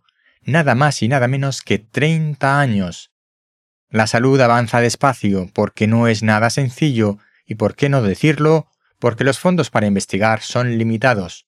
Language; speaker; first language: Spanish; native; Spanish